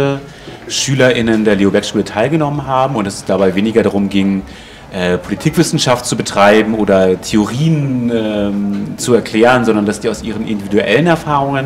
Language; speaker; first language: German; native; German